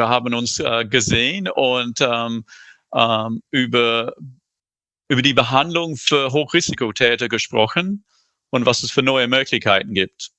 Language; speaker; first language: German; non-native, fluent; English